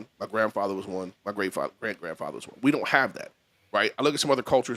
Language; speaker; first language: English; native; English